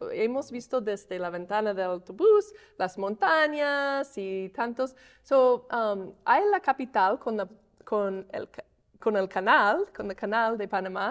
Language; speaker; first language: Spanish; non-native, fluent; English